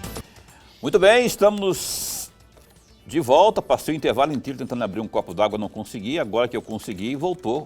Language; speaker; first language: Portuguese; native; Portuguese